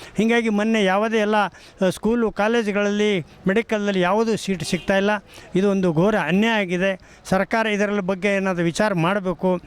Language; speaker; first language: Kannada; non-native, local second language; Lambadi